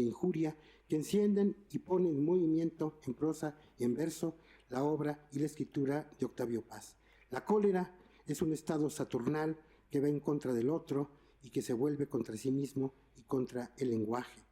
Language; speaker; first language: Spanish; native; Spanish